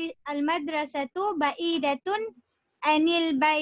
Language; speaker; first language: Arabic; non-native, learner; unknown